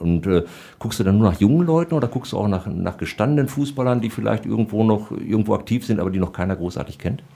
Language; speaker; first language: German; native; German